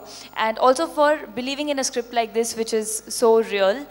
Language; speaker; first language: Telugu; non-native, fluent; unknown